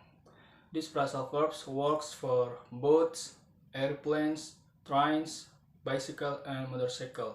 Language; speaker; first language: English; non-native, learner; Indonesian